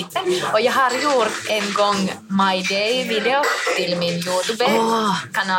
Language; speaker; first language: Swedish; non-native, learner; Finnish